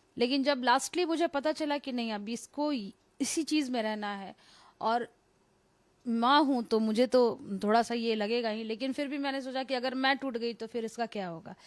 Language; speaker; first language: Hindi; native; Hindi